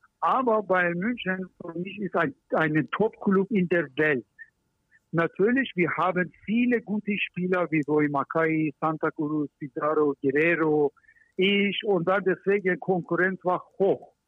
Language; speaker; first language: German; non-native, learner; Persian